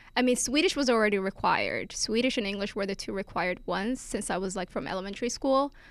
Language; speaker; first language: English; non-native, fluent; Finnish